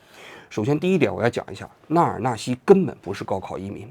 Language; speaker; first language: Chinese; native; Chinese